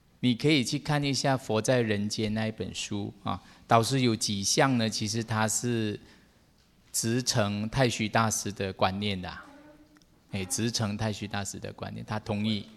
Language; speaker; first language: Chinese; native; Chinese